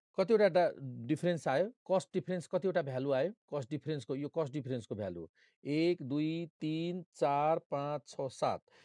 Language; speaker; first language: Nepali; non-native, local second language; Maithili